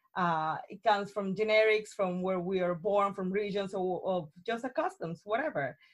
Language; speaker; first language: English; non-native, fluent; Spanish